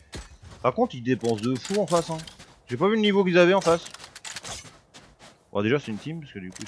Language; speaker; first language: French; native; French